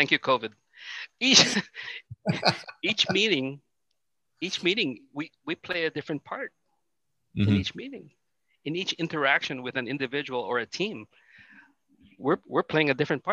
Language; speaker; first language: English; non-native, local second language; Filipino